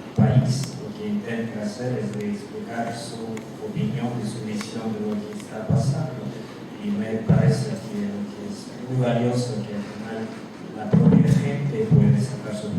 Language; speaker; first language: Spanish; non-native, fluent; Russian